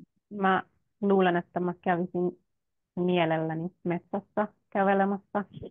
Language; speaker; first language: Finnish; non-native, fluent; Turkish